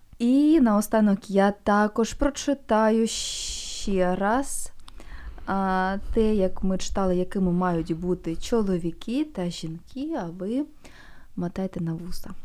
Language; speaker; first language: Ukrainian; native; Ukrainian